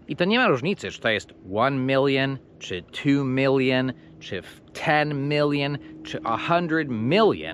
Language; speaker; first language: Polish; non-native, fluent; English